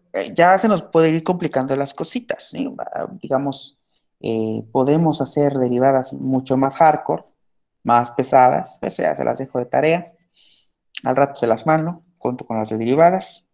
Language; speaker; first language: Spanish; native; Spanish